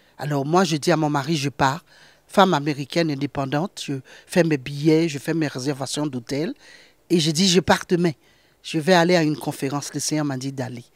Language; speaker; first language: French; non-native, local second language; Haitian Creole